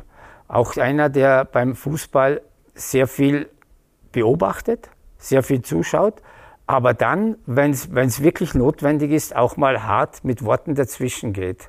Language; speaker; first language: German; native; German